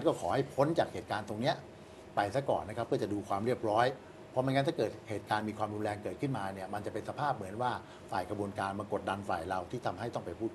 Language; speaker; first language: Thai; native; Thai